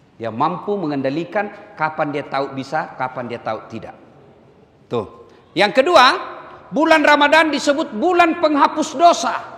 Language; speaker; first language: Indonesian; native; Indonesian